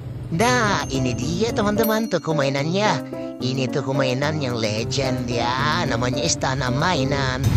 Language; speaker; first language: Indonesian; native; Indonesian